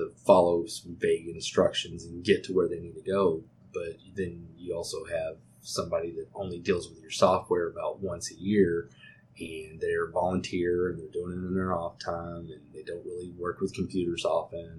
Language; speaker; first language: English; native; English